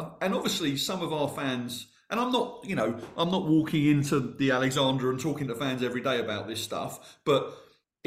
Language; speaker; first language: English; native; English